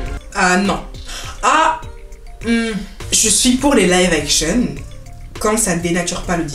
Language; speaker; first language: French; native; French